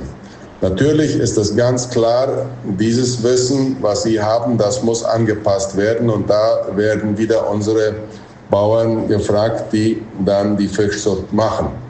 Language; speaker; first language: German; non-native, local second language; Plautdietsch